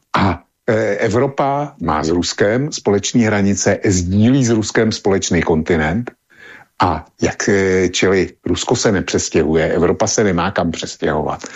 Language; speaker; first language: Czech; native; Czech